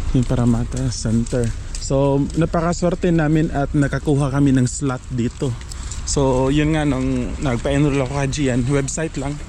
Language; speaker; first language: Filipino; non-native, local second language; Cebuano